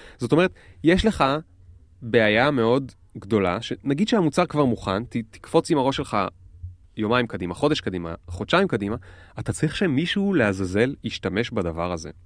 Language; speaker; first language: Hebrew; native; Hebrew